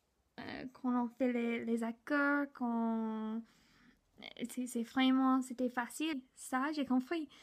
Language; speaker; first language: French; non-native, learner; English